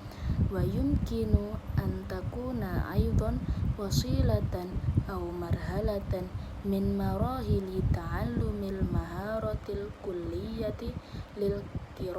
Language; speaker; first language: Arabic; non-native, learner; Indonesian